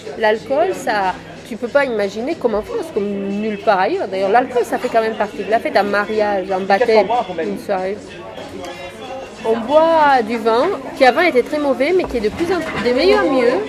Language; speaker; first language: French; non-native, fluent; Romanian